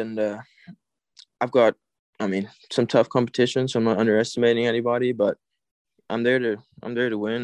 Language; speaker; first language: English; native; English